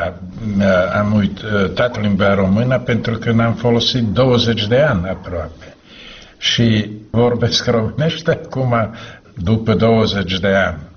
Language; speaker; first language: Romanian; non-native, learner; Slovak